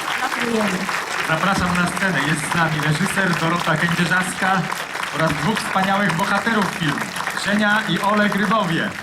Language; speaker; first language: Polish; native; Polish